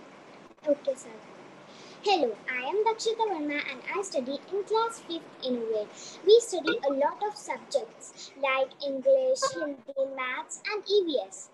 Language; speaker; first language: English; non-native, learner; Hindi